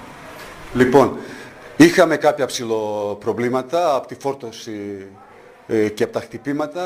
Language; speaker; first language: Greek; non-native, fluent; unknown